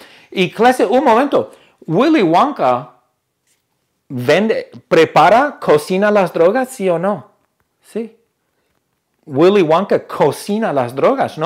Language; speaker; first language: Spanish; non-native, fluent; English